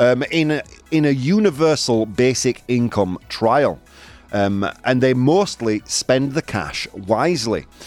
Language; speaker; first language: English; native; English